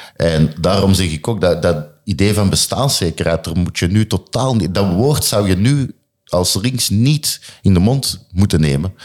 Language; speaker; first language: Dutch; native; Dutch